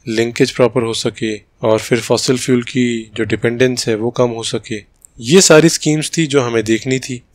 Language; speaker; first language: Hindi; native; Hindi